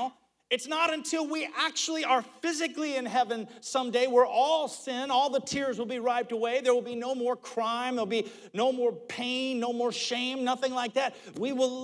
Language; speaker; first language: English; native; English